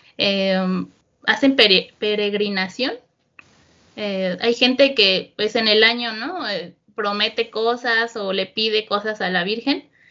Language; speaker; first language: Spanish; native; Spanish